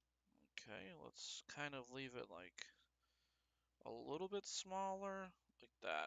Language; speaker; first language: English; native; English